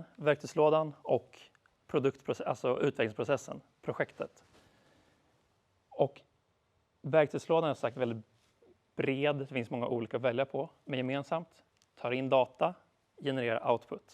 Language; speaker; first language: Swedish; native; Swedish